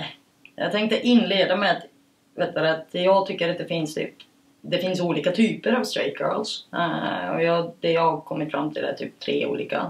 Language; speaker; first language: Swedish; early bilingual, other home language; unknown